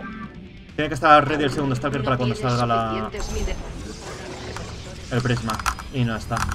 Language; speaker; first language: Spanish; native; Spanish